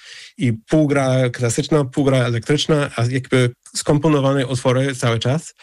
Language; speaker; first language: Polish; non-native, fluent; English